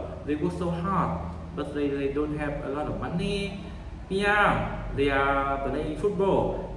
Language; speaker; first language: English; non-native, learner; Vietnamese